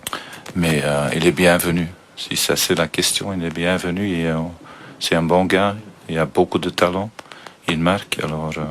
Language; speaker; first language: French; non-native, fluent; Dutch